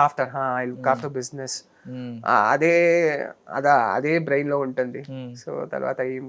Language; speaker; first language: Telugu; non-native, learner; Kannada